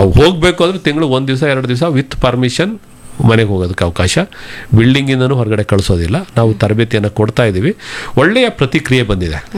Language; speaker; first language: Kannada; native; Kannada